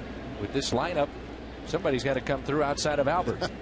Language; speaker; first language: English; native; English